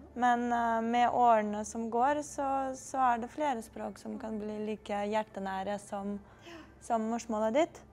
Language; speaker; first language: Norwegian; non-native, fluent; Russian